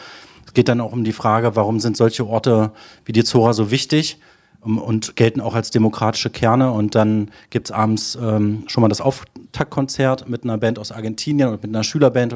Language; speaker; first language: German; native; German